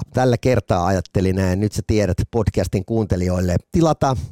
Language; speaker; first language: Finnish; native; Finnish